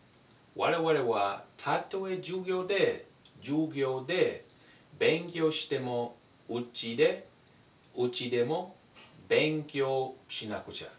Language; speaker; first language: Japanese; non-native, fluent; English